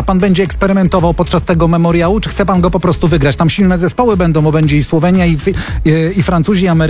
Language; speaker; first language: Polish; native; Polish